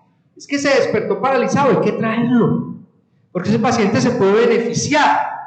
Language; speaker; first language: Spanish; native; Spanish